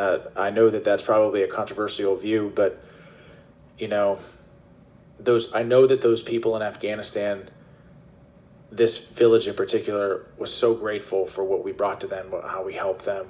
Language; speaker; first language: English; native; English